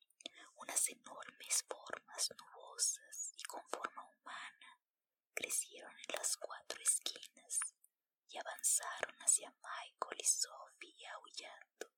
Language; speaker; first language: Spanish; native; Spanish